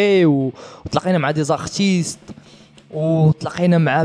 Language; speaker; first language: Arabic; native; Arabic